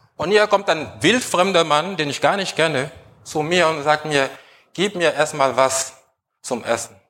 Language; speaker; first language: German; non-native, fluent; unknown